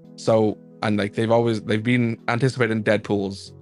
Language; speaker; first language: English; native; English